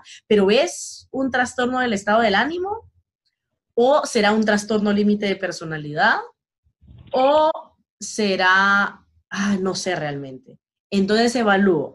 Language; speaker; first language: Spanish; native; Spanish